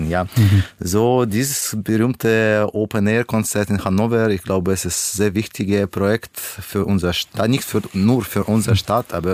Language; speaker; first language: German; non-native, learner; Russian